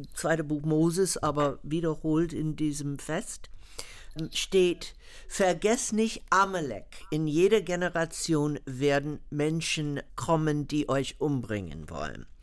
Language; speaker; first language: German; non-native, fluent; English